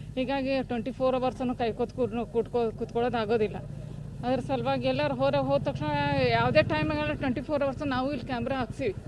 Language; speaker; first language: Kannada; native; Kannada